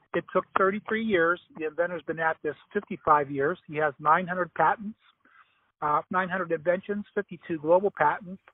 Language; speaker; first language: English; native; English